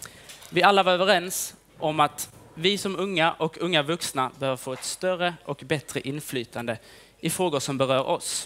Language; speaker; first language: Swedish; native; Swedish